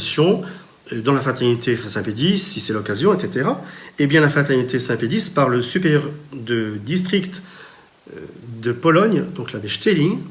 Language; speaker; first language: French; native; French